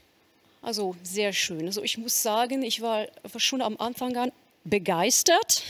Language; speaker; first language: German; non-native, fluent; French